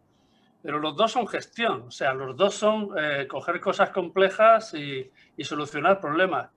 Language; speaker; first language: Spanish; native; Spanish